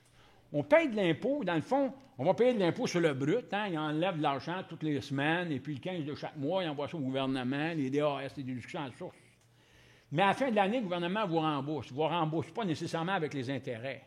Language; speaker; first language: French; native; French